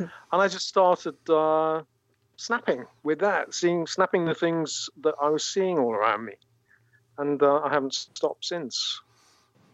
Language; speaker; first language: English; native; English